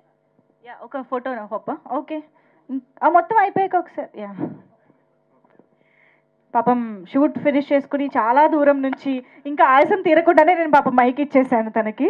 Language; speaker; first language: Telugu; native; Telugu